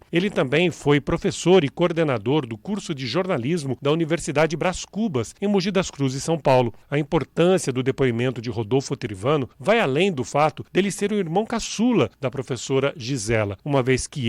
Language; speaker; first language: Portuguese; native; Portuguese